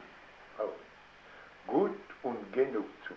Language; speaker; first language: German; non-native, learner; French